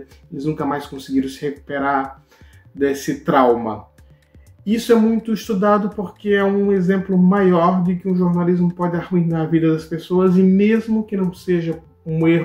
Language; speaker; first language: Portuguese; native; Portuguese